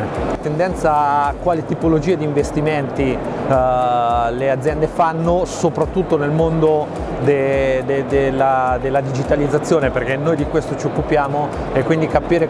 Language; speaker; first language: Italian; native; Italian